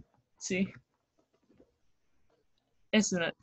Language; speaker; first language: Spanish; non-native, learner; English